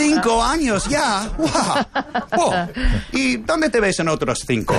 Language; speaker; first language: Spanish; non-native, fluent; English